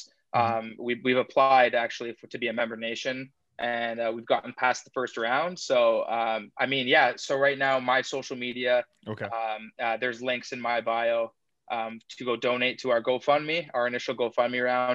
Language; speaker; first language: English; native; English